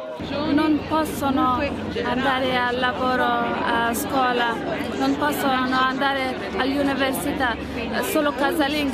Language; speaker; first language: Italian; non-native, learner; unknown